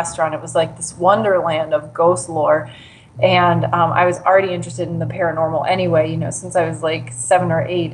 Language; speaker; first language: English; native; English